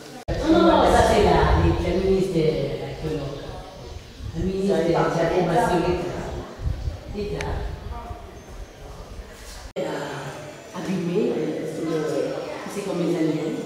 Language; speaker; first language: French; non-native, local second language; Burmese